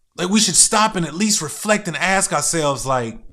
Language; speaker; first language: English; native; English